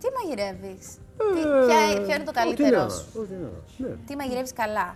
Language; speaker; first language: Greek; native; Greek